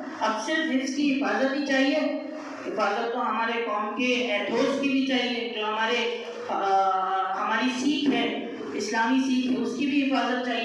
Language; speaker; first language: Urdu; non-native, local second language; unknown